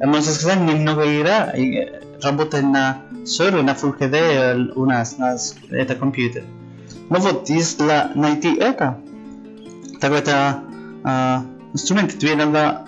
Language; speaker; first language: Russian; non-native, learner; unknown